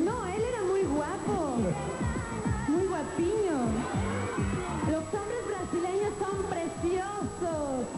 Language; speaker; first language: Portuguese; non-native, learner; Spanish